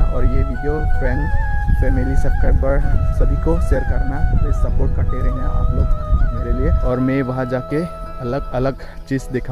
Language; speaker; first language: Hindi; non-native, local second language; Karbi